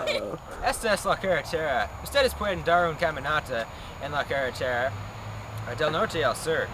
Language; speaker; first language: Spanish; non-native, learner; English